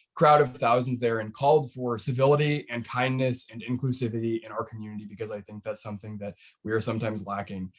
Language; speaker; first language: English; native; English